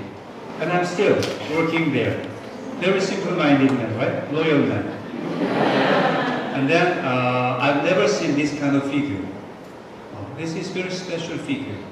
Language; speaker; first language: English; non-native, fluent; Korean